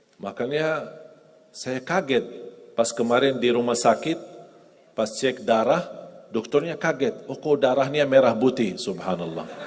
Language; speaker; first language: Indonesian; non-native, fluent; Arabic